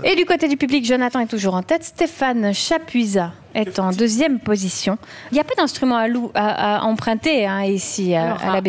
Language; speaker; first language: French; native; French